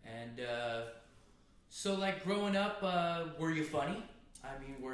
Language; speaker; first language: English; native; English